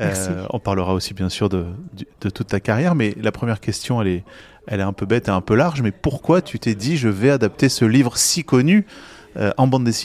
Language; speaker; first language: French; native; French